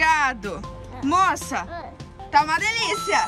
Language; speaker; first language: Portuguese; native; Portuguese